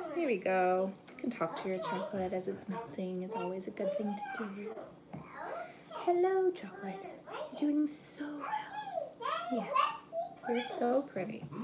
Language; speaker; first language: English; native; English